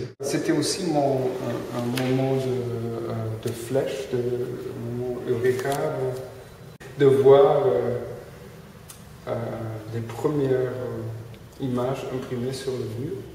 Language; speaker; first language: French; non-native, fluent; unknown